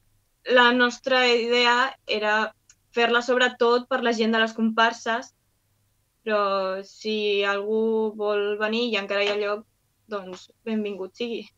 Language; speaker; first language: Catalan; non-native, local second language; Spanish